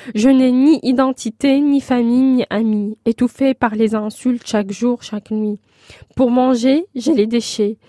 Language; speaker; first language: French; non-native, local second language; Arabic